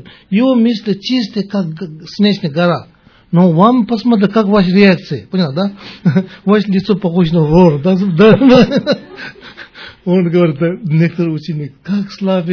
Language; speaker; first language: Russian; non-native, learner; Tibetan